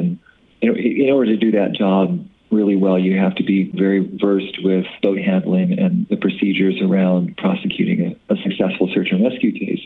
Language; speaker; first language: English; native; English